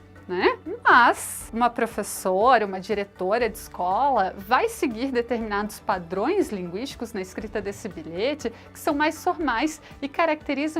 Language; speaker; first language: Portuguese; native; Portuguese